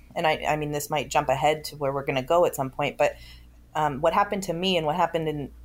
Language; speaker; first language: English; native; English